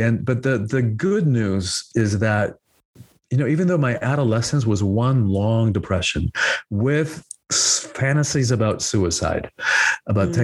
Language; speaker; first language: English; early bilingual, other home language; Spanish